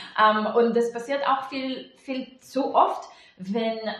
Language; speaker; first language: German; non-native, fluent; Hebrew